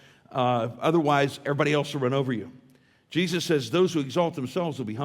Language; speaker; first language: English; native; English